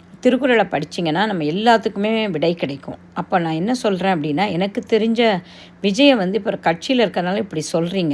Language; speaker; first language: Tamil; non-native, local second language; Telugu